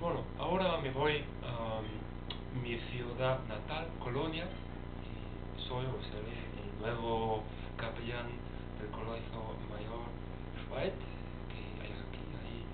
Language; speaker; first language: Spanish; non-native, fluent; German